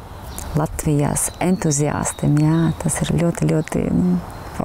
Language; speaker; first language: Latvian; non-native, local second language; Russian